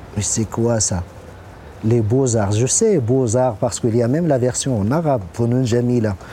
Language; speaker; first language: French; non-native, local second language; Arabic